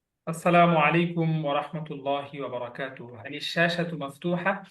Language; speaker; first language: Arabic; non-native, fluent; Bangla